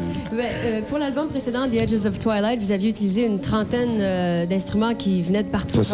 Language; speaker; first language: French; native; French